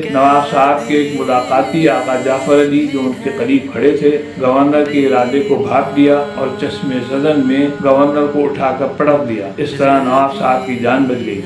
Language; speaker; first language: Urdu; native; Urdu